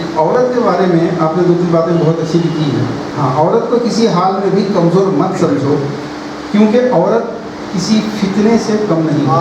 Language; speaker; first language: Urdu; native; Urdu